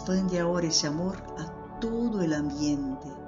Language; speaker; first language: Spanish; non-native, fluent; Portuguese